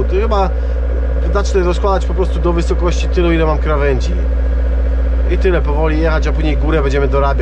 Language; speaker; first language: Polish; native; Polish